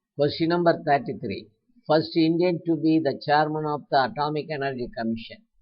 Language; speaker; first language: English; non-native, local second language; Tamil